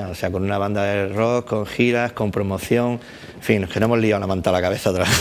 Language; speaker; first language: Spanish; native; Spanish